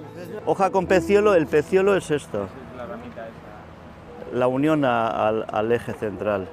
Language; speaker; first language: Spanish; non-native, local second language; Basque